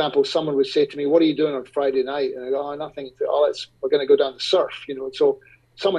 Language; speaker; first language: English; native; English